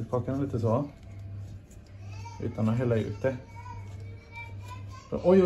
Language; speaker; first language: Swedish; native; Swedish